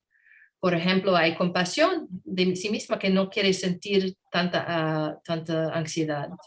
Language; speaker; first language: Spanish; non-native, learner; English